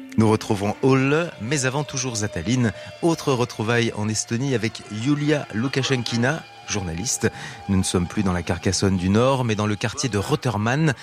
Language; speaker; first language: French; native; French